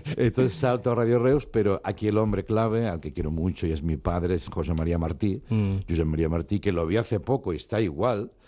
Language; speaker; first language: Spanish; non-native, local second language; Catalan